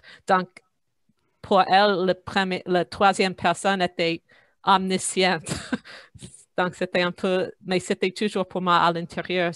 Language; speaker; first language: French; non-native, fluent; English